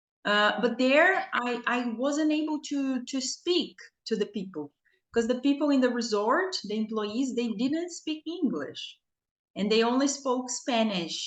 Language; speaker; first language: English; non-native, fluent; Portuguese